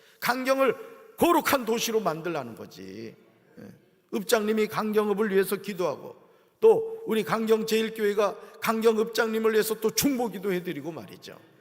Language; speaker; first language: Korean; native; Korean